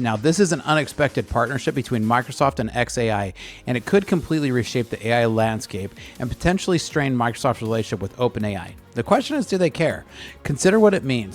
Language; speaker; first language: English; native; English